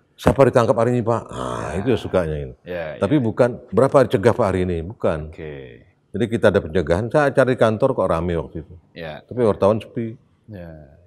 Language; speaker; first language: Indonesian; native; Indonesian